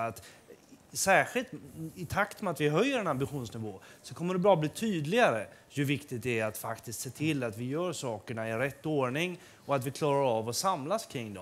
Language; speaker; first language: Swedish; native; Swedish